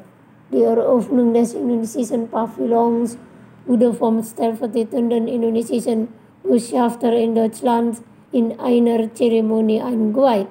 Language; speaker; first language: German; non-native, fluent; Indonesian